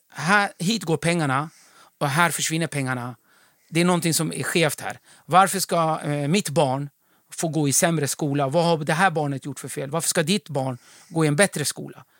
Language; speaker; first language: Swedish; early bilingual, other home language; Kurdish